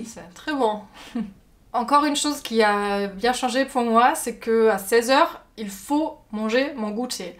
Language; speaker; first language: French; non-native, fluent; German